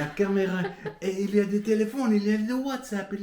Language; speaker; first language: French; non-native, learner; English